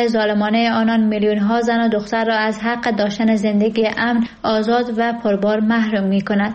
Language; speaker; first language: Persian; native; Persian